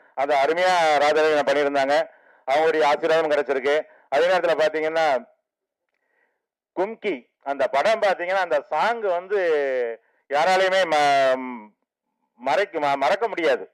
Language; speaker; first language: Tamil; native; Tamil